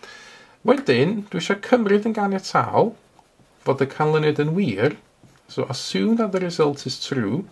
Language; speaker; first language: Welsh; native; Welsh